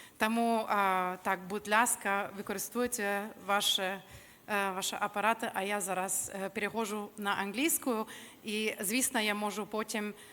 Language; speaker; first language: Ukrainian; non-native, fluent; German